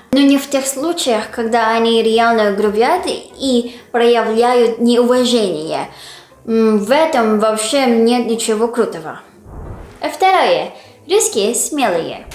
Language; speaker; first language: Russian; non-native, fluent; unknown